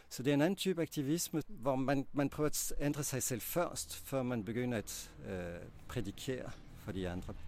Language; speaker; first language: Danish; non-native, fluent; French